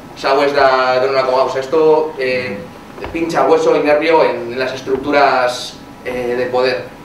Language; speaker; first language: Spanish; native; Spanish